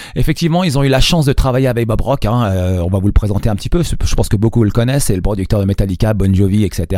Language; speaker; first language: French; non-native, local second language; Arabic